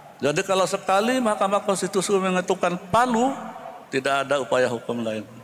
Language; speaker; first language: Indonesian; non-native, local second language; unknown